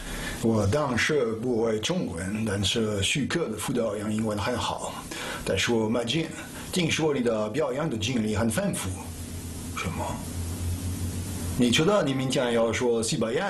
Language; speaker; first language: Chinese; non-native, learner; French